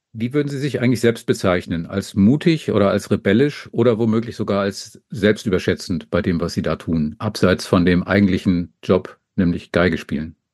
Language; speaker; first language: German; native; German